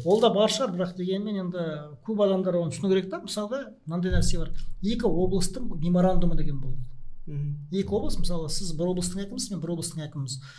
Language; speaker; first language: Kazakh; non-native, local second language; Russian